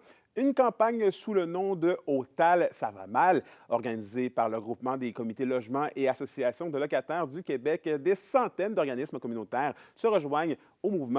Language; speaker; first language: French; native; French